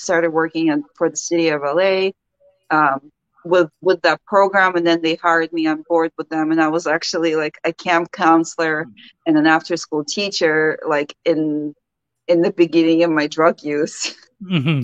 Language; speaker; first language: English; early bilingual, other home language; Ukrainian